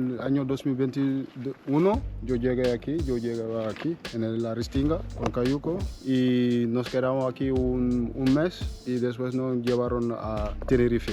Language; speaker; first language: Spanish; non-native, fluent; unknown